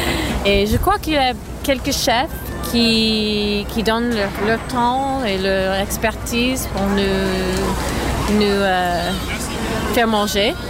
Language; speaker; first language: French; non-native, fluent; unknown